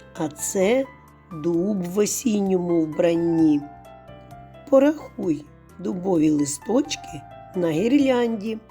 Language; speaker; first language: Ukrainian; native; Ukrainian